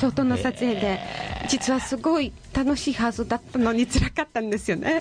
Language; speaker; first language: Japanese; non-native, fluent; Polish